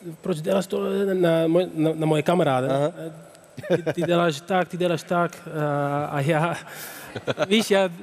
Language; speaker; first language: Czech; non-native, learner; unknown